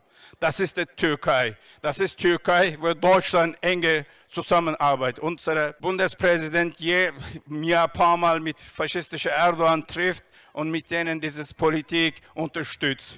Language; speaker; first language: German; non-native, fluent; Turkish